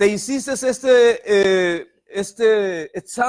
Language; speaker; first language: Spanish; native; Spanish